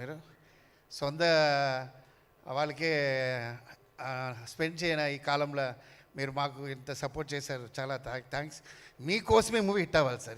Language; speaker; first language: Telugu; non-native, fluent; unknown